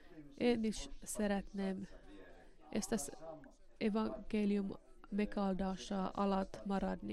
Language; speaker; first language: Hungarian; non-native, learner; Finnish